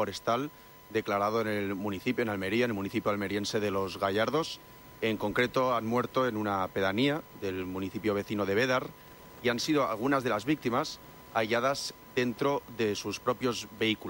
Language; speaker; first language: Spanish; native; Spanish